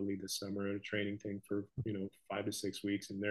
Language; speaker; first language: English; native; English